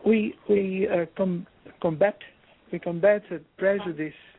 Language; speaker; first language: English; non-native, learner; Portuguese